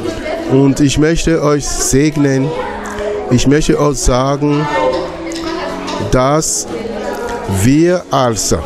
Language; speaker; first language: German; non-native, fluent; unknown